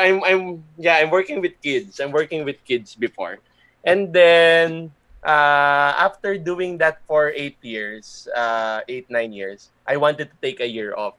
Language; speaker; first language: English; non-native, local second language; Filipino